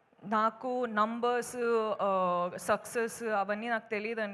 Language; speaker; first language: Telugu; non-native, local second language; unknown